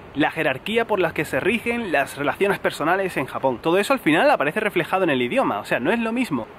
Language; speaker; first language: Spanish; native; Spanish